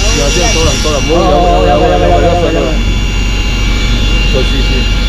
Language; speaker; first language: Chinese; native; Chinese